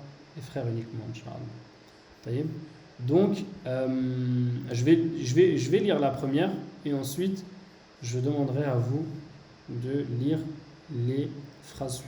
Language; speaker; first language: French; native; French